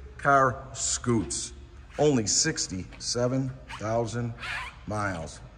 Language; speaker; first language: English; native; English